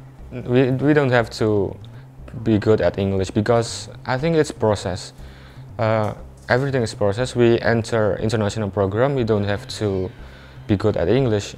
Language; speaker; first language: English; non-native, learner; Indonesian